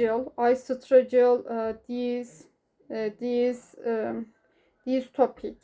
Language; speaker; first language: English; non-native, learner; Turkish